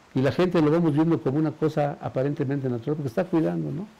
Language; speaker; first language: Spanish; native; Spanish